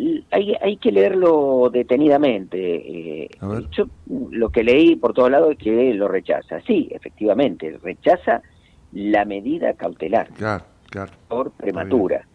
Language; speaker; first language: Spanish; native; Spanish